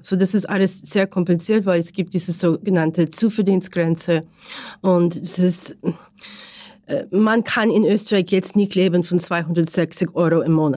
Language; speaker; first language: German; non-native, learner; Ukrainian